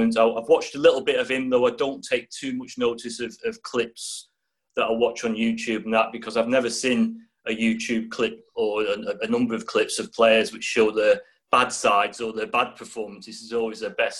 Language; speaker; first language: English; native; English